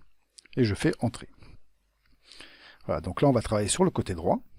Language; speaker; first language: French; native; French